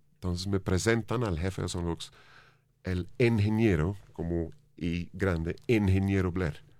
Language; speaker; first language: Spanish; non-native, fluent; English